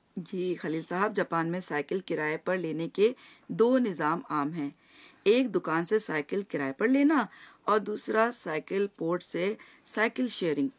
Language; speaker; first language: Urdu; native; Urdu